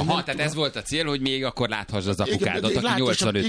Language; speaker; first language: Hungarian; native; Hungarian